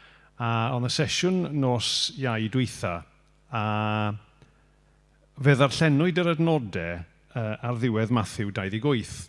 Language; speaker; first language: Welsh; native; Welsh